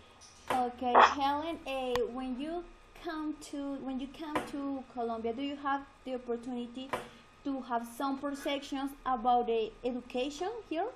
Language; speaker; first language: English; non-native, learner; Spanish